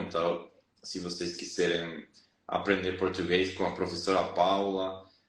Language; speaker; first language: Portuguese; non-native, fluent; Spanish